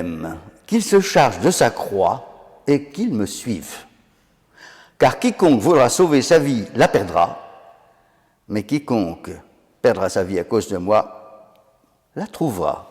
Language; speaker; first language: French; native; French